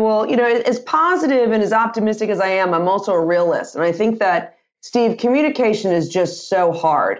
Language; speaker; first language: English; native; English